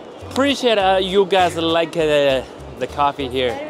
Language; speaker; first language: English; non-native, fluent; Chinese